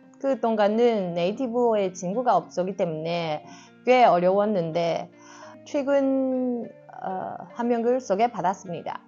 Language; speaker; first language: Korean; non-native, learner; Japanese